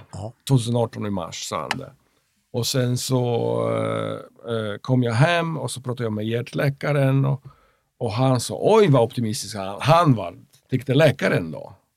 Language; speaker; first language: Swedish; non-native, fluent; Polish